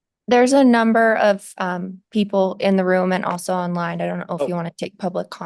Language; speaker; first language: English; native; English